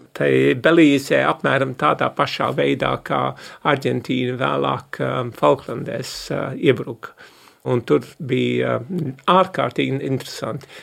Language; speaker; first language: Latvian; early bilingual, heritage; Latvian